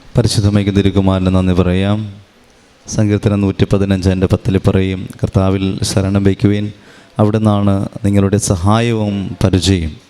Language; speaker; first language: Malayalam; native; Malayalam